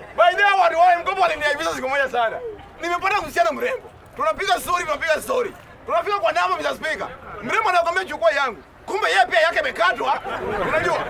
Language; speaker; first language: Swahili; native; Swahili